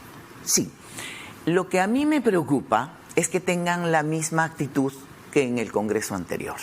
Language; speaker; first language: Spanish; native; Spanish